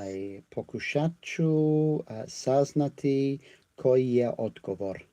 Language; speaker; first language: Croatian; non-native, learner; English